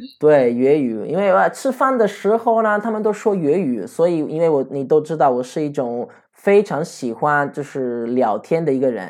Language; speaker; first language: Chinese; non-native, fluent; Italian